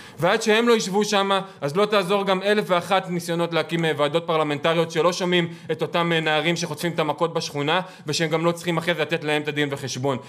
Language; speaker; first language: Hebrew; native; Hebrew